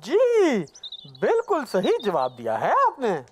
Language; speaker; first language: Hindi; native; Hindi